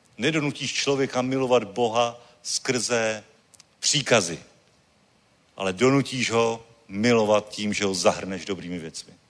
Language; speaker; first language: Czech; native; Czech